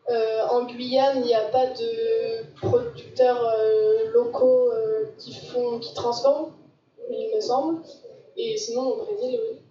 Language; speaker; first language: French; native; French